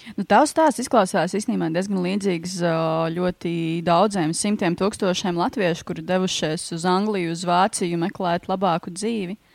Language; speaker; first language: Latvian; native; Latvian